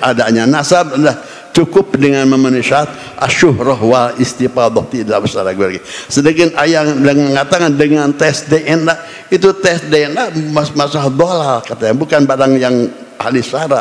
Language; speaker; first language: Indonesian; native; Indonesian